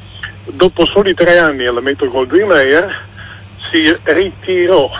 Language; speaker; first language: Italian; native; Italian